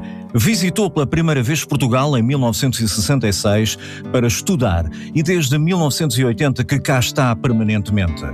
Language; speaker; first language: Portuguese; native; Portuguese